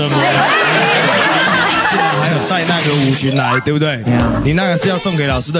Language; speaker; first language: Chinese; native; Chinese